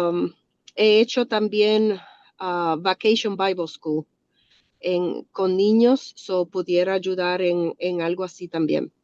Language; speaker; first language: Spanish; early bilingual, other home language; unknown